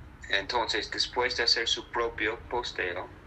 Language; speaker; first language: Spanish; non-native, fluent; English